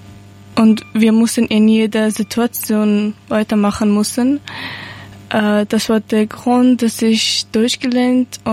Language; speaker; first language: German; non-native, learner; Persian